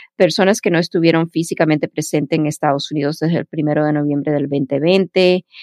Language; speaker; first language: Spanish; early bilingual, heritage; Spanish